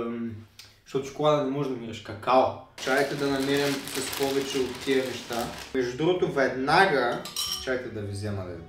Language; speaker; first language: Bulgarian; native; Bulgarian